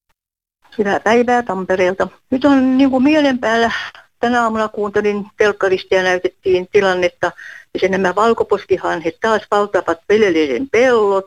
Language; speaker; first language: Finnish; native; Finnish